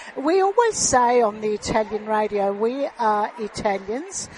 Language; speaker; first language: English; early bilingual, other home language; Italian